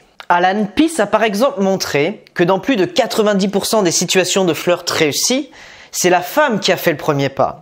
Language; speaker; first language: French; native; French